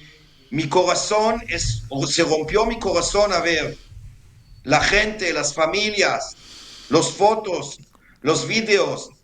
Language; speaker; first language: Spanish; non-native, fluent; Hebrew